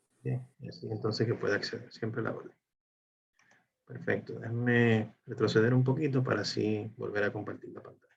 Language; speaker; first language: Spanish; native; Spanish